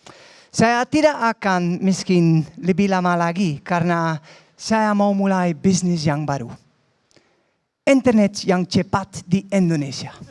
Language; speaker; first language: Indonesian; non-native, fluent; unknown